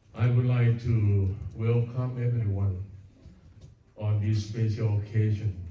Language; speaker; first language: English; non-native, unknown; Thai